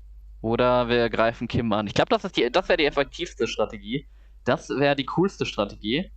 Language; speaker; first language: German; native; German